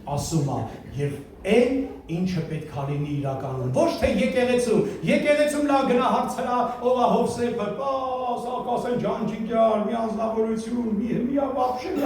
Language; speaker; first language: Armenian; early bilingual, heritage; Armenian